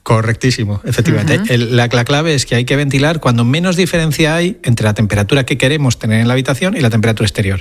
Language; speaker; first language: Spanish; native; Spanish